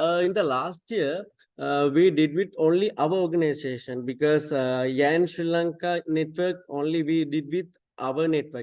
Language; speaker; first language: English; non-native, local second language; Sinhala